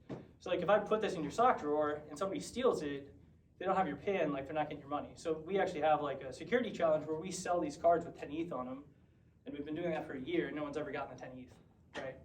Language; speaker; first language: English; native; English